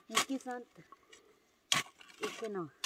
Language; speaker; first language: Norwegian; non-native, learner; Filipino